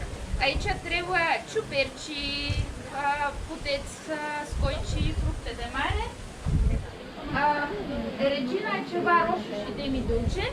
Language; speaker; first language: Romanian; non-native, learner; Bulgarian